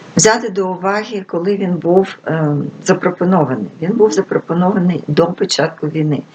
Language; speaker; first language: Ukrainian; non-native, local second language; Russian